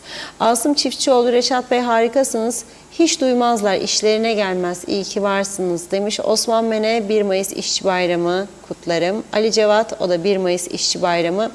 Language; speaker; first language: Turkish; native; Turkish